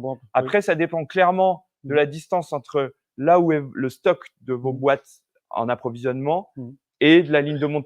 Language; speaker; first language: French; native; French